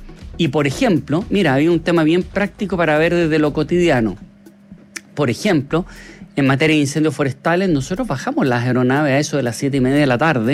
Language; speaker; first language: Spanish; native; Spanish